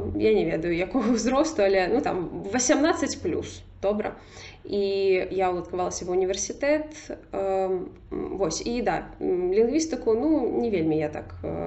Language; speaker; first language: Belarusian; non-native, local second language; Russian